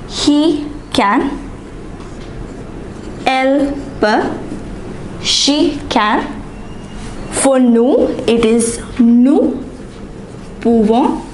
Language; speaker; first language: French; non-native, fluent; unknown